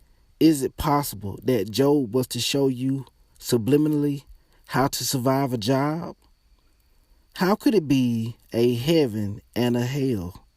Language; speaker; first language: English; native; English